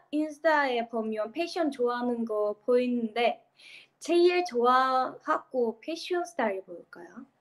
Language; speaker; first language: Korean; non-native, learner; Turkish